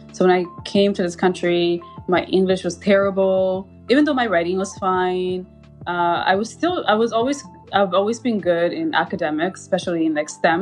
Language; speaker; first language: English; non-native, fluent; Amharic